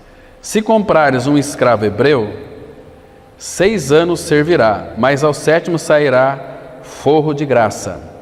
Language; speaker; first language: Portuguese; native; Portuguese